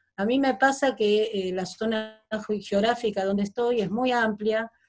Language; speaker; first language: Spanish; native; Spanish